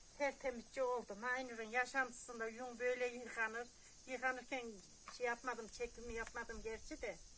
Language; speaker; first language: Turkish; native; Turkish